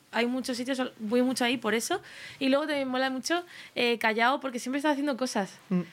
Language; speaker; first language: Spanish; native; Spanish